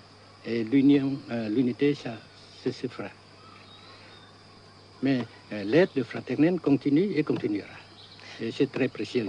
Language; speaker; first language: French; non-native, fluent; Vietnamese